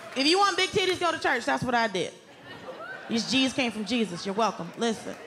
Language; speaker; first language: English; native; English